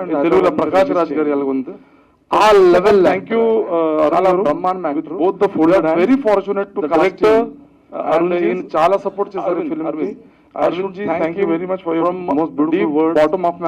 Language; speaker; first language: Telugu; non-native, learner; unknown